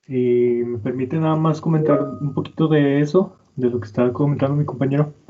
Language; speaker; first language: Spanish; native; Spanish